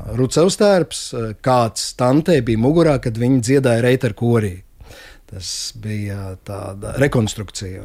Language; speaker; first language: Latvian; native; Latvian